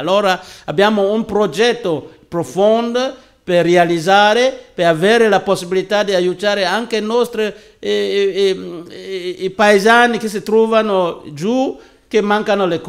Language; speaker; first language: Italian; non-native, learner; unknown